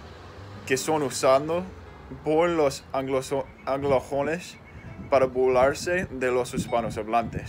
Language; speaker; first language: Spanish; non-native, learner; English